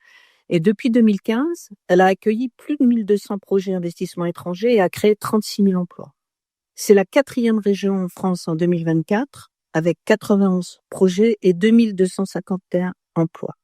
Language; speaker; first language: French; native; French